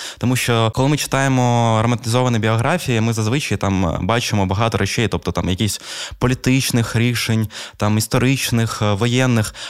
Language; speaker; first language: Ukrainian; native; Ukrainian